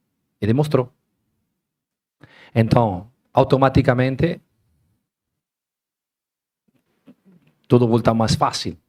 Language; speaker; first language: Portuguese; non-native, learner; Spanish